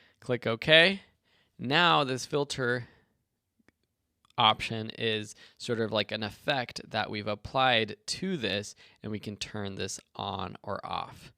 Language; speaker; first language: English; native; English